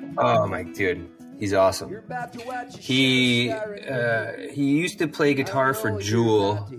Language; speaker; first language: English; native; English